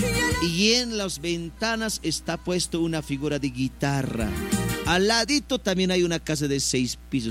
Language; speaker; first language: Spanish; non-native, local second language; Aymara